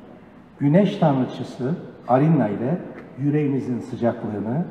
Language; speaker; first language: Turkish; native; Turkish